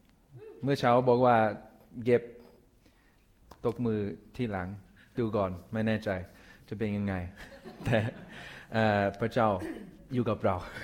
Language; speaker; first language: Thai; non-native, fluent; English